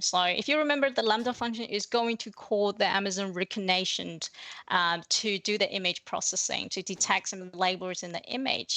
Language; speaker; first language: English; non-native, fluent; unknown